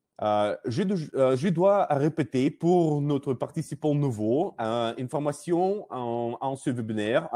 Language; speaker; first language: French; non-native, learner; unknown